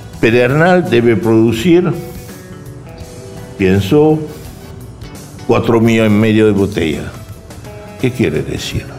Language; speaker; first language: Spanish; non-native, fluent; French